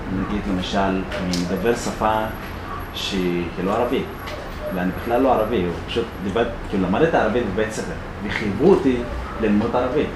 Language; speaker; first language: Hebrew; non-native, fluent; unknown